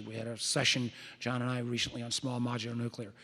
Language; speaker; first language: English; native; English